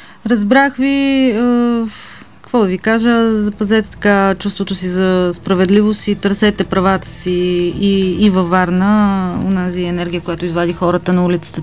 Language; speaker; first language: Bulgarian; native; Bulgarian